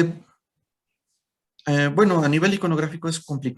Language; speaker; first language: Spanish; native; Spanish